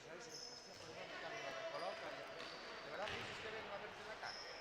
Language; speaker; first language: Spanish; native; Spanish